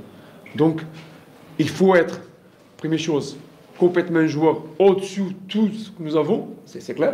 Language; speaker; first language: French; non-native, learner; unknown